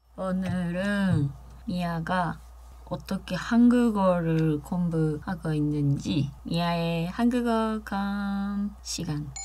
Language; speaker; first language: Korean; non-native, fluent; Japanese